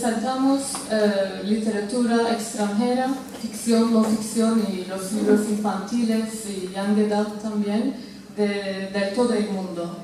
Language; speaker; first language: Spanish; non-native, fluent; Turkish